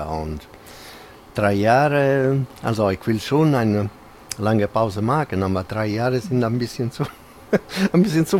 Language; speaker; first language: German; non-native, fluent; Italian